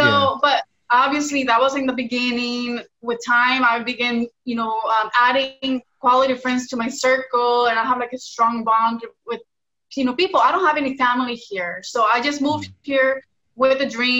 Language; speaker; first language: English; early bilingual, other home language; Spanish